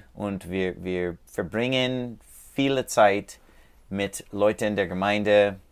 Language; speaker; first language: German; non-native, learner; English